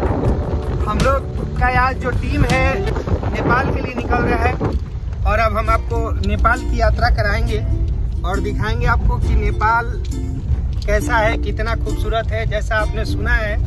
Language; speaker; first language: Hindi; native; Hindi